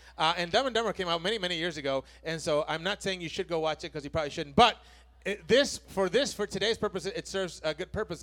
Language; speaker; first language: English; non-native, fluent; Spanish